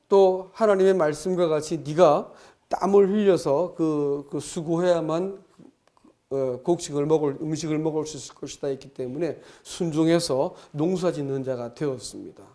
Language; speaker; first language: Korean; native; Korean